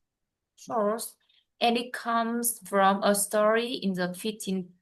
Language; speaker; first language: English; non-native, learner; Vietnamese